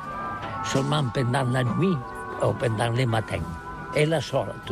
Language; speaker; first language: French; non-native, learner; Catalan